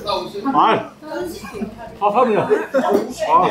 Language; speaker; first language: Korean; native; Korean